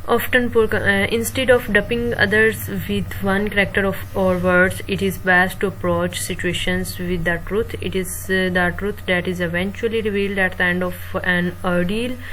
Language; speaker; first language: English; non-native, local second language; Urdu